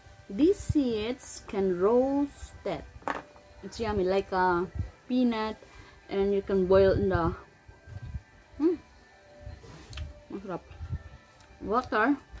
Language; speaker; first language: English; non-native, local second language; Chavacano